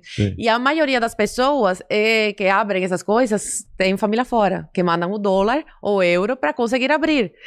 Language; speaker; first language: Portuguese; early bilingual, other home language; Spanish